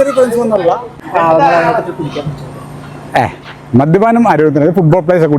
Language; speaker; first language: Malayalam; native; Malayalam